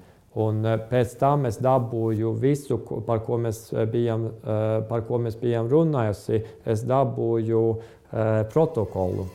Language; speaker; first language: Latvian; non-native, fluent; Estonian